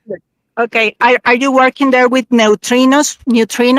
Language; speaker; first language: English; non-native, learner; Spanish